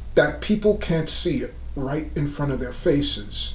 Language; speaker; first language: English; native; English